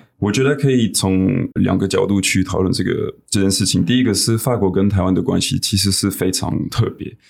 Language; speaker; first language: Chinese; non-native, fluent; French